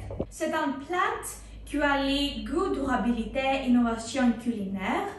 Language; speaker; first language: French; non-native, learner; Greek